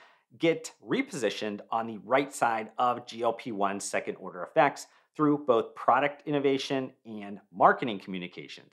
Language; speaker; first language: English; native; English